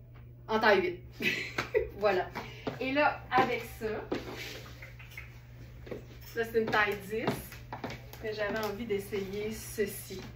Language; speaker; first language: French; native; French